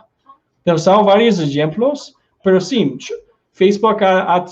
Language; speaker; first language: Portuguese; non-native, learner; Spanish